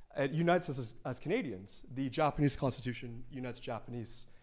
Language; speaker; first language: English; native; English